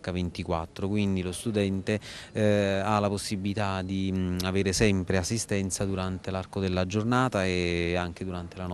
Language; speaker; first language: Italian; native; Italian